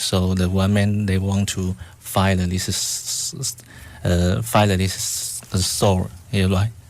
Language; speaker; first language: English; non-native, fluent; Chinese